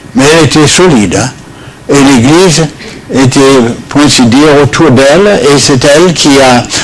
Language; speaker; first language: French; non-native, fluent; English